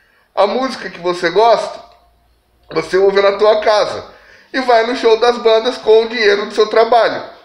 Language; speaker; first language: Portuguese; native; Portuguese